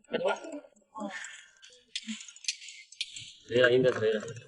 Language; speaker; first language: Chinese; native; Chinese